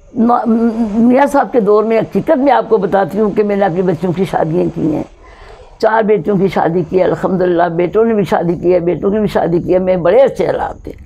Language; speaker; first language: Urdu; non-native, local second language; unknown